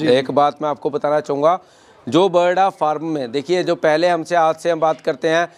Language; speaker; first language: Hindi; native; Hindi